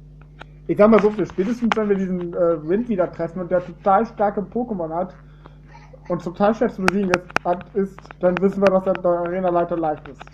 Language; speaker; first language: German; native; German